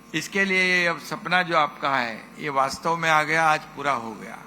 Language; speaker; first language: Hindi; non-native, local second language; Marathi